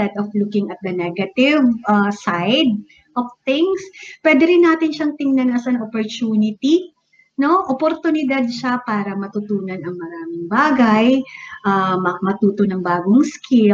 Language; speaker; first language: English; non-native, local second language; Bikol